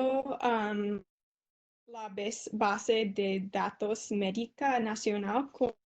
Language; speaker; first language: Spanish; non-native, learner; English